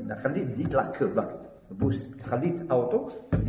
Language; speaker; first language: German; non-native, learner; French